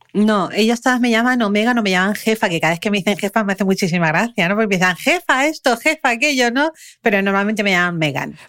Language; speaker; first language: Spanish; native; Spanish